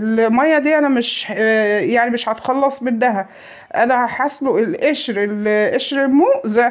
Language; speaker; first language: Arabic; native; Arabic